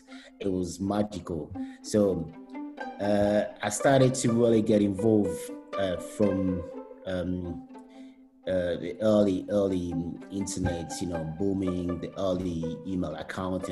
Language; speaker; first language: English; non-native, local second language; Kinyarwanda